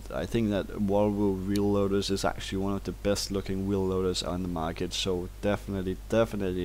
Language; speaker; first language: English; non-native, fluent; Danish